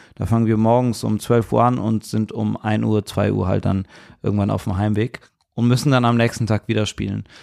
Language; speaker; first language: German; native; German